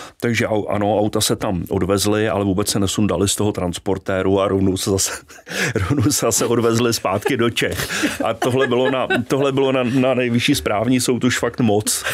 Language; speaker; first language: Czech; native; Czech